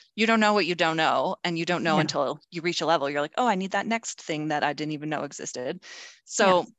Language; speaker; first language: English; native; English